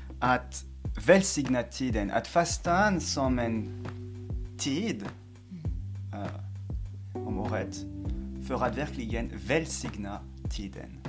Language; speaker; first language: Swedish; non-native, fluent; French